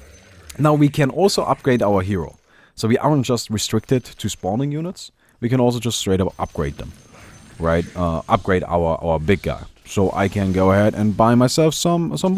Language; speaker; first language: English; non-native, fluent; German